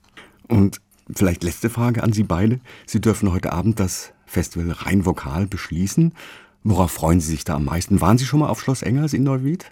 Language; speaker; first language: German; native; German